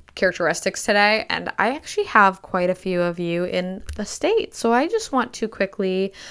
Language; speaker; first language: English; native; English